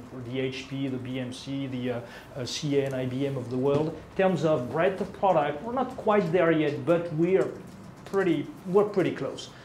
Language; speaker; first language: English; non-native, fluent; French